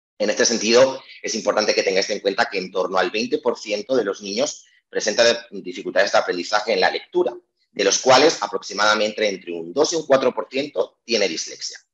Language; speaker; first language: Spanish; native; Spanish